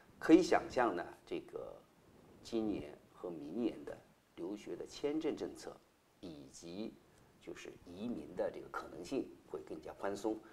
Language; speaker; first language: Chinese; native; Chinese